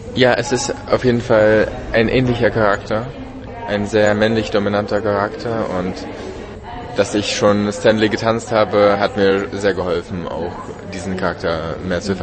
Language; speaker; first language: German; non-native, fluent; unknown